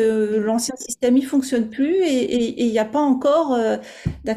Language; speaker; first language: French; native; French